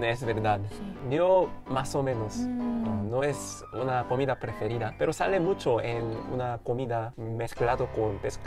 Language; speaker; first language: Spanish; non-native, fluent; Korean